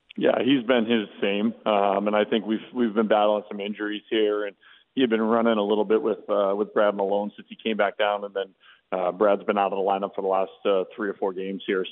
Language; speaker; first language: English; native; English